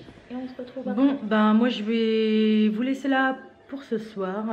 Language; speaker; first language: French; native; French